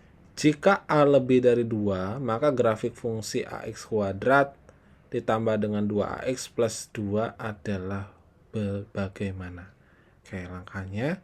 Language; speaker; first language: Indonesian; native; Indonesian